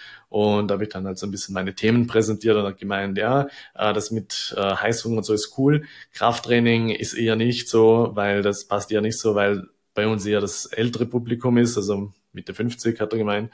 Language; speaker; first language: German; native; German